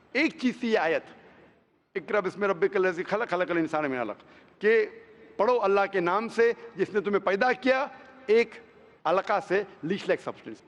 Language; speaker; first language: Hindi; non-native, local second language; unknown